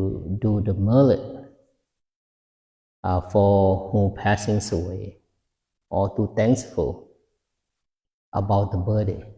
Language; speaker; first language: English; non-native, fluent; Lao